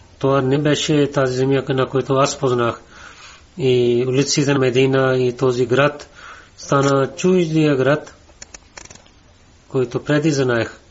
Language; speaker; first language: Bulgarian; non-native, learner; Urdu